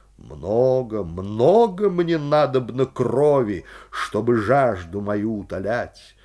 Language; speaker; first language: Russian; native; Russian